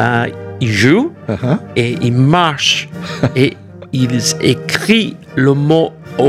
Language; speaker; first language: French; non-native, fluent; English